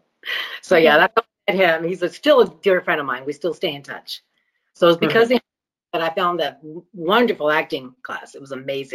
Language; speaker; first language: English; early bilingual, other home language; Greek